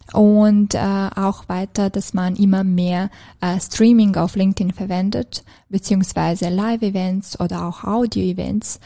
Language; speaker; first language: German; non-native, fluent; Serbian